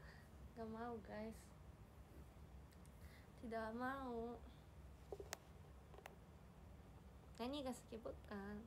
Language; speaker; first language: Indonesian; non-native, fluent; Japanese